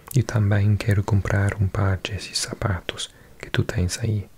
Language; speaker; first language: Portuguese; non-native, learner; English